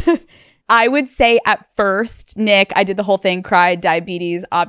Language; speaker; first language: English; native; English